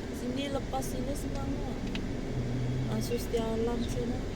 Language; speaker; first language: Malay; non-native, local second language; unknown